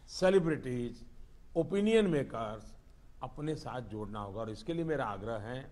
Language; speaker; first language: Hindi; non-native, local second language; Gujarati